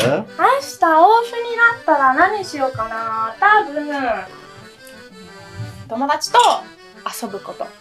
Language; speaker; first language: Japanese; non-native, fluent; Italian